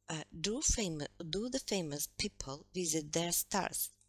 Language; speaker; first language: English; non-native, fluent; Russian